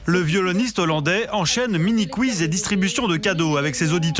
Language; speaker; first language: French; native; French